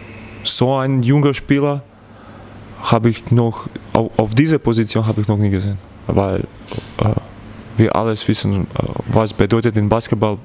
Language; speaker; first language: German; non-native, learner; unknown